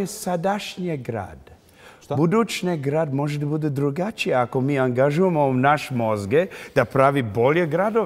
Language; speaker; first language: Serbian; early bilingual, heritage; English